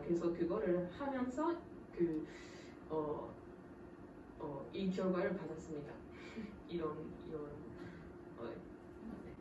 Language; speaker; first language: Korean; non-native, fluent; French